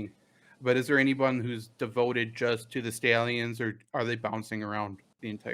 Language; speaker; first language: English; native; English